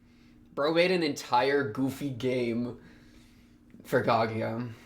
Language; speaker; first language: English; native; English